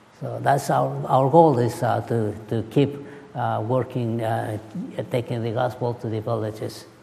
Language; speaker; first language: English; non-native, learner; Spanish